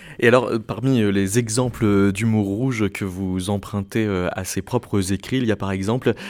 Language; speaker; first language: French; native; French